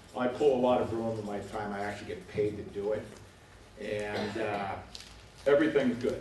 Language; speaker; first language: English; native; English